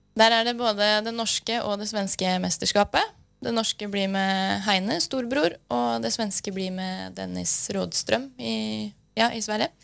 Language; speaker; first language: Norwegian; native; Norwegian